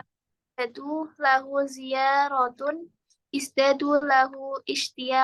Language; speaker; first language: Arabic; non-native, learner; Indonesian